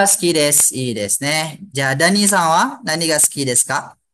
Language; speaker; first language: Japanese; non-native, fluent; Malay